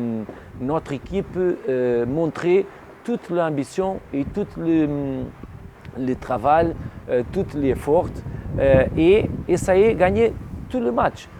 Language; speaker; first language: French; non-native, learner; Portuguese